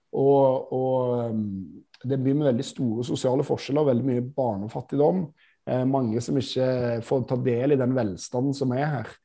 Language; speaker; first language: Norwegian; native; Norwegian